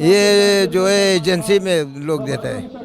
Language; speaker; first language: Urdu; non-native, local second language; Pashto